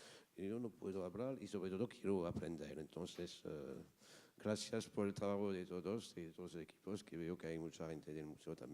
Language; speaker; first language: Spanish; non-native, fluent; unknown